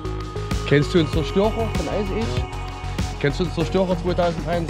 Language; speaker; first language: German; native; German